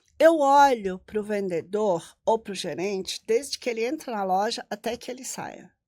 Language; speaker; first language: Portuguese; non-native, local second language; German